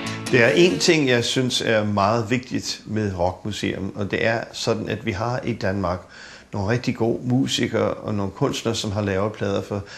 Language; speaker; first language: Danish; non-native, fluent; English